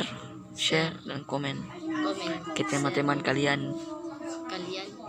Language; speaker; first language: Malay; native; Malay